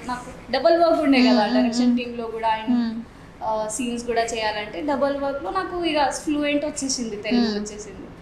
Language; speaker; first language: Telugu; non-native, local second language; Marathi